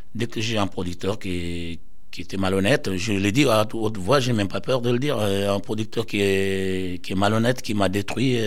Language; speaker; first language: French; non-native, local second language; Soninke